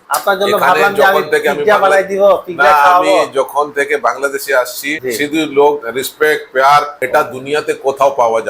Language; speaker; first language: Bangla; non-native, local second language; Urdu